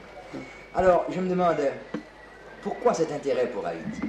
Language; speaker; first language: French; native; French